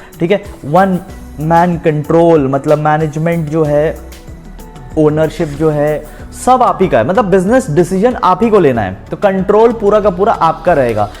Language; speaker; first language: Hindi; native; Hindi